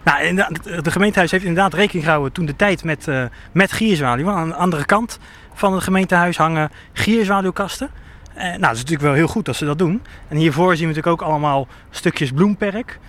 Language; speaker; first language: Dutch; native; Dutch